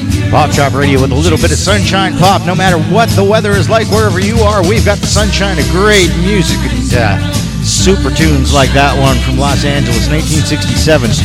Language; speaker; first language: English; native; English